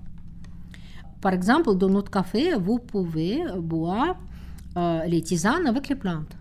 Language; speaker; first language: French; non-native, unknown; Russian